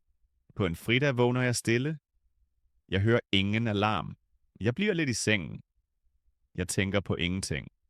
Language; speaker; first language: Danish; non-native, fluent; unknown